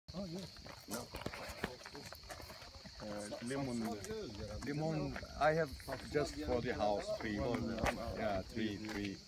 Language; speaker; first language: English; non-native, learner; Arabic